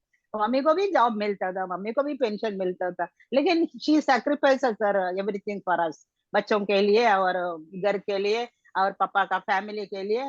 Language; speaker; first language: Hindi; non-native, local second language; Tamil